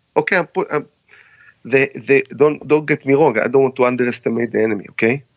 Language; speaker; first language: English; non-native, fluent; Hebrew